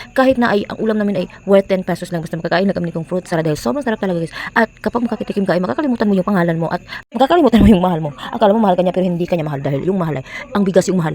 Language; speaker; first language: Filipino; non-native, local second language; Cebuano